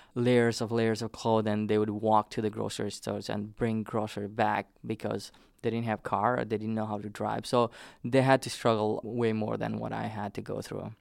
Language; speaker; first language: English; non-native, fluent; Nepali